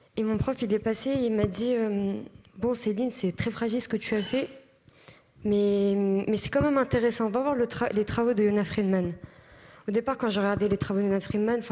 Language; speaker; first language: French; native; French